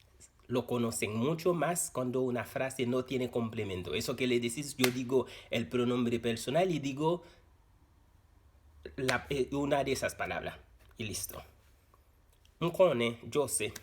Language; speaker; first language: Spanish; non-native, fluent; Haitian Creole